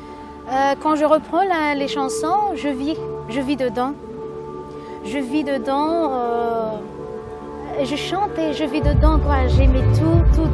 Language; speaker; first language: French; non-native, local second language; Malagasy